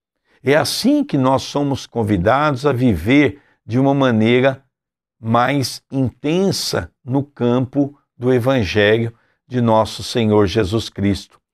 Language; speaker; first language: Portuguese; native; Portuguese